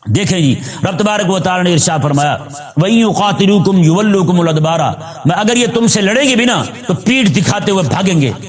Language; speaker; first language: Urdu; non-native, local second language; Punjabi